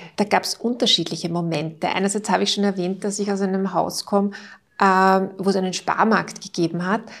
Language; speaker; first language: German; native; German